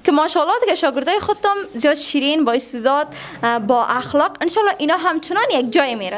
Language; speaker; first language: Persian; native; Persian